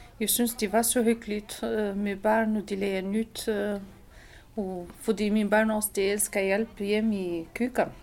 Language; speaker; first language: Danish; non-native, learner; Arabic